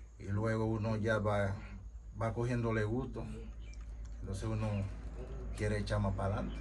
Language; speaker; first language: Spanish; non-native, fluent; Haitian Creole